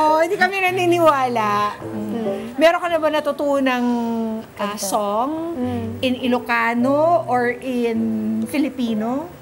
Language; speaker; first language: Filipino; native; Filipino